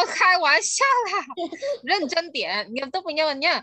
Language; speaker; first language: Chinese; non-native, fluent; Vietnamese